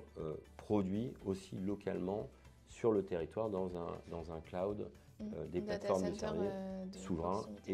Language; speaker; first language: French; native; French